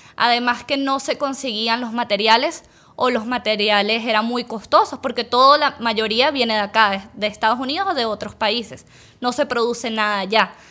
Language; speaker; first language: Spanish; native; Spanish